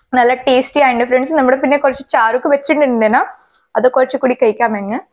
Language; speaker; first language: Malayalam; non-native, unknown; Hindi